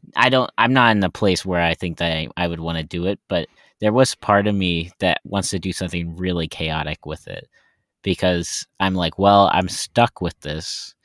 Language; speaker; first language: English; native; English